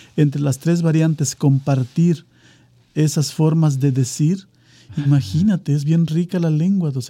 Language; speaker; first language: Spanish; native; Spanish